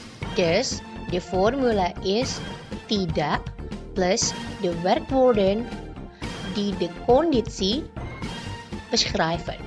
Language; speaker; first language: Dutch; non-native, learner; Indonesian